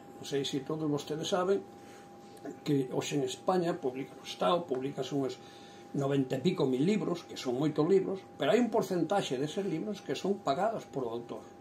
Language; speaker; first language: Galician; native; Galician